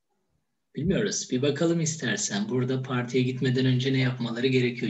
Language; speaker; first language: Turkish; native; Turkish